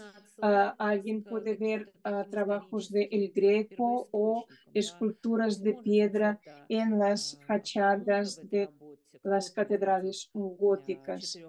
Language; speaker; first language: Spanish; non-native, fluent; Russian